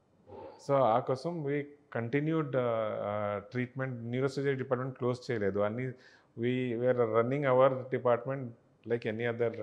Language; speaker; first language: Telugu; non-native, learner; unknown